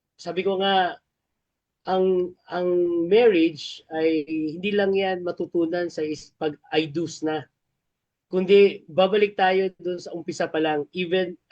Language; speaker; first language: Filipino; non-native, local second language; Cebuano